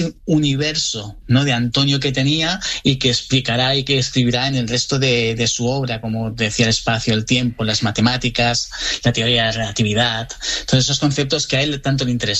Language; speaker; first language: Spanish; native; Spanish